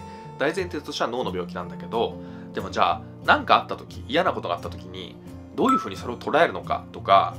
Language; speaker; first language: Japanese; native; Japanese